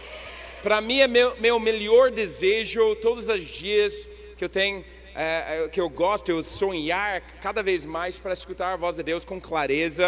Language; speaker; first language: Portuguese; non-native, learner; English